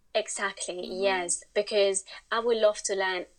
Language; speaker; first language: English; non-native, fluent; Spanish